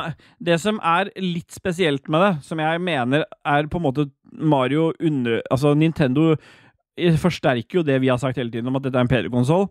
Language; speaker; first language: Norwegian; native; Norwegian